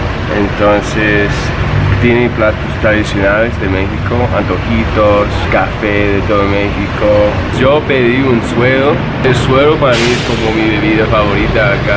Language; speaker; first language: Spanish; non-native, fluent; English